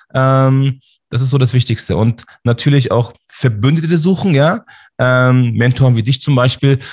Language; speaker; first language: German; native; German